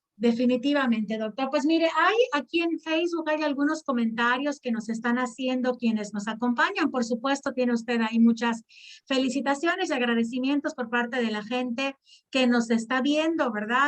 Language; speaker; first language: Spanish; native; Spanish